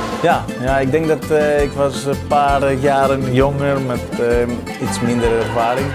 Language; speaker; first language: Dutch; non-native, fluent; Greek